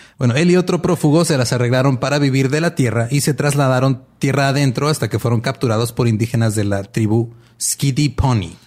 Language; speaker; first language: Spanish; native; Spanish